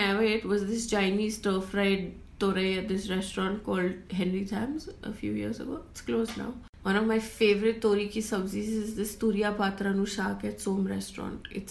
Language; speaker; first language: English; non-native, local second language; Gujarati